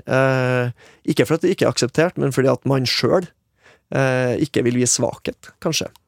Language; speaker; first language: Norwegian; native; Norwegian